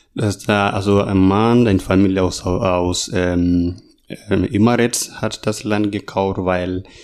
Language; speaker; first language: German; non-native, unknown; Swahili